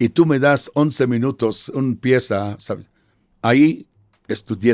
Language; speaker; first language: Spanish; non-native, fluent; Hebrew